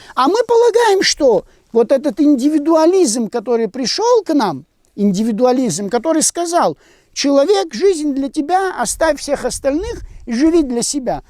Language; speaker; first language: Russian; non-native, local second language; Abkhazian